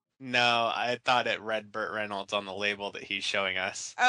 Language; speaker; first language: English; native; English